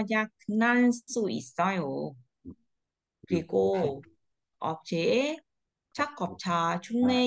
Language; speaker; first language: Korean; non-native, learner; Vietnamese